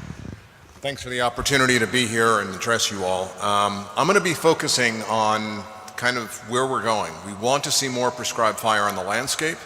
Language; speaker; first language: English; native; English